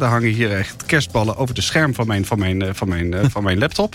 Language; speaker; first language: Dutch; native; Dutch